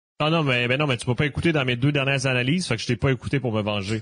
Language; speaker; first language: French; native; French